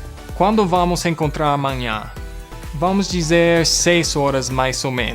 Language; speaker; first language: Portuguese; non-native, fluent; English